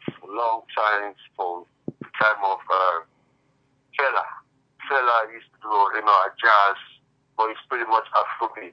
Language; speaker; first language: English; non-native, local second language; Krio